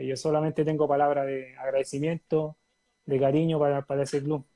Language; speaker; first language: Spanish; native; Spanish